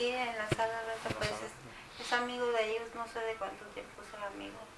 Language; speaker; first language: Spanish; native; Spanish